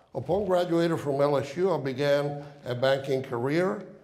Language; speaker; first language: English; non-native, fluent; Spanish